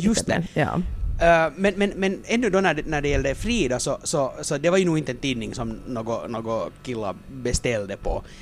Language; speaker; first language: Swedish; native; Swedish